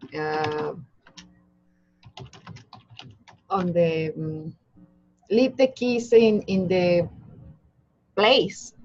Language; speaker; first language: English; non-native, learner; Spanish